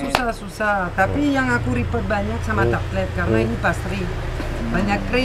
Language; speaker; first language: Indonesian; non-native, fluent; French